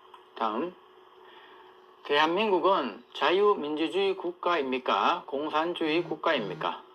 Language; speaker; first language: Korean; native; Korean